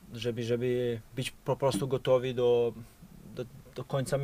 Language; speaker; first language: Polish; non-native, fluent; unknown